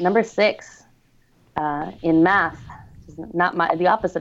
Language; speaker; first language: English; native; English